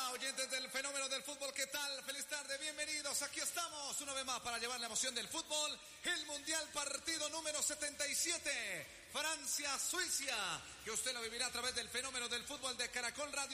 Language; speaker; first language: Spanish; native; Spanish